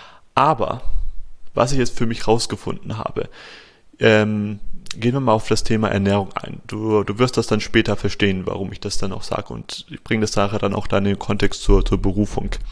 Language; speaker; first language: German; native; German